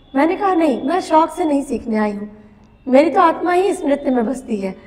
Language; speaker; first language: Hindi; non-native, local second language; Bangla